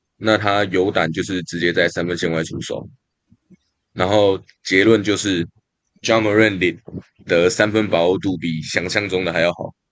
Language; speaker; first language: Chinese; native; Chinese